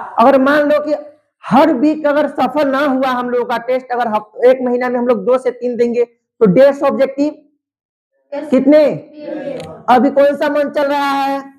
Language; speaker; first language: Hindi; native; Hindi